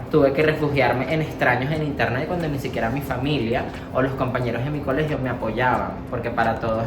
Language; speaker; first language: Spanish; native; Spanish